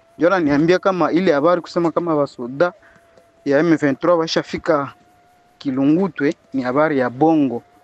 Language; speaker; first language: Swahili; native; Swahili